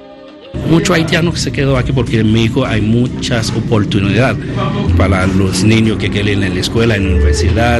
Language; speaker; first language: Spanish; non-native, learner; Haitian Creole